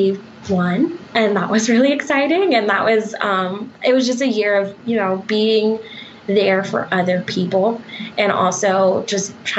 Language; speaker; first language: English; native; English